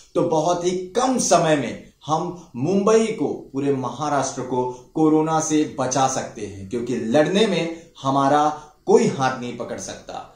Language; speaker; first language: Hindi; non-native, local second language; Marathi